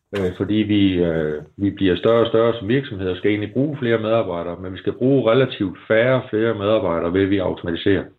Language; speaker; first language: Danish; native; Danish